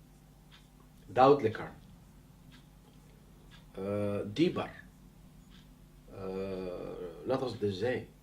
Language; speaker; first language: Dutch; non-native, learner; Arabic